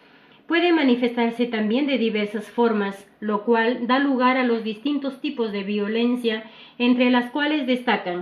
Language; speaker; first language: Spanish; native; Spanish